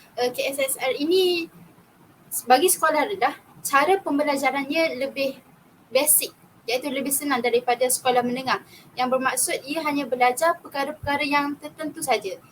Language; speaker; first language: Malay; native; Malay